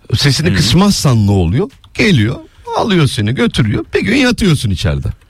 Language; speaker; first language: Turkish; early bilingual, heritage; Turkish